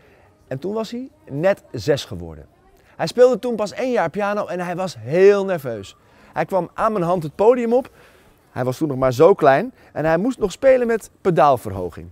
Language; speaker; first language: Dutch; native; Dutch